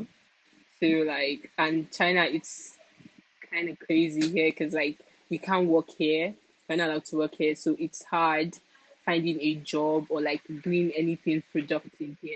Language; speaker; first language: English; non-native, local second language; Igbo